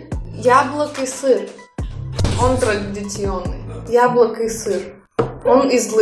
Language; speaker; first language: Russian; non-native, local second language; Lithuanian